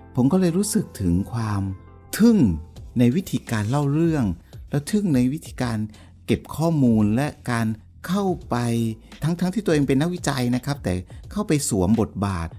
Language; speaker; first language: Thai; native; Thai